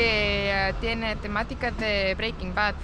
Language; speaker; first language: Spanish; non-native, fluent; Estonian